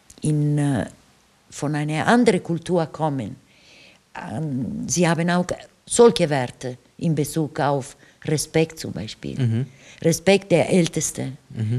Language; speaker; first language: German; non-native, fluent; Italian